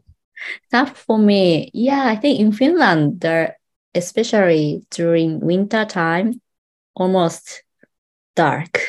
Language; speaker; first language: English; non-native, learner; Japanese